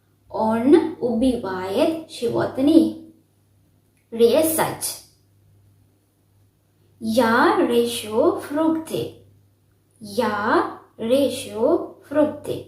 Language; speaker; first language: Russian; non-native, fluent; Sinhala